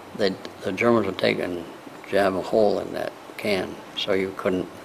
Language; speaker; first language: English; native; English